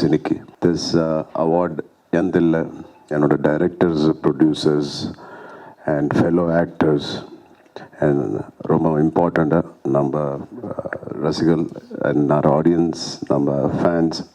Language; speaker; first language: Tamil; non-native, local second language; Telugu